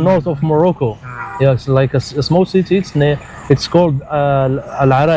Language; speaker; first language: English; non-native, local second language; Arabic